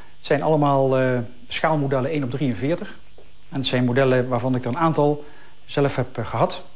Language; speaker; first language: Dutch; native; Dutch